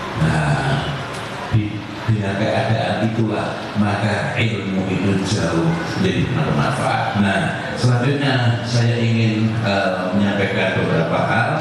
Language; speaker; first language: Indonesian; native; Indonesian